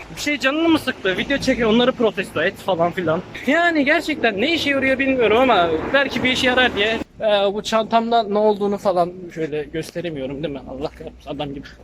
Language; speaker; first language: Turkish; native; Turkish